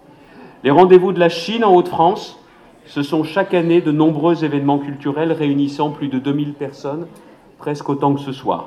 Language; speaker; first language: French; native; French